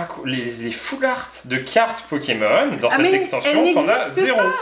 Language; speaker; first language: French; native; French